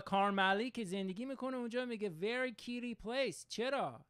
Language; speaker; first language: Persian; early bilingual, heritage; Persian